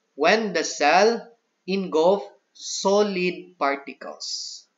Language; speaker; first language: English; non-native, local second language; Cebuano